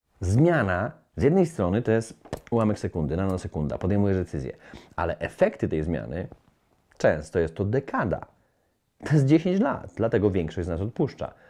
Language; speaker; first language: Polish; native; Polish